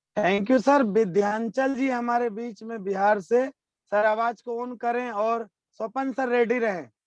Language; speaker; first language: Hindi; native; Hindi